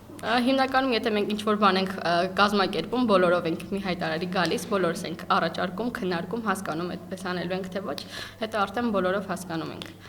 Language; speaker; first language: Armenian; native; Armenian